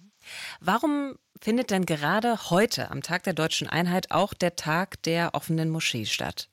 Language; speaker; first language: German; native; German